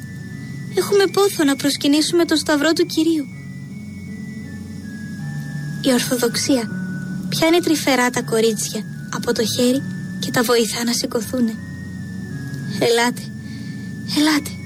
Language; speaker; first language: Greek; native; Greek